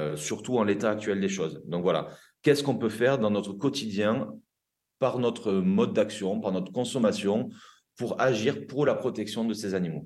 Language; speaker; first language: French; native; French